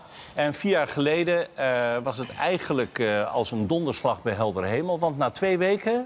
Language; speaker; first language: Dutch; native; Dutch